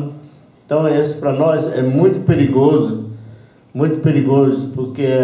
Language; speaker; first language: Portuguese; non-native, local second language; Yanomámi